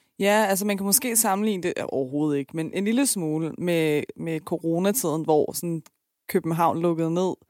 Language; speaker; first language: Danish; early bilingual, other home language; Persian